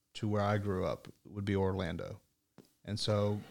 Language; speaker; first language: English; native; English